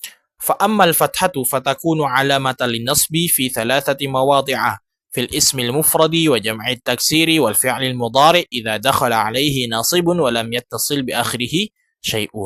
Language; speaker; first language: Arabic; non-native, fluent; Indonesian